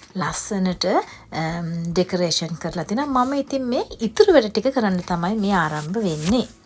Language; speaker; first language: Sinhala; native; Sinhala